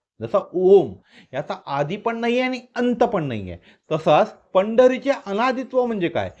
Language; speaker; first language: Marathi; native; Marathi